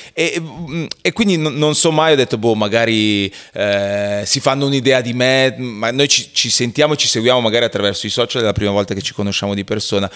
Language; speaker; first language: Italian; native; Italian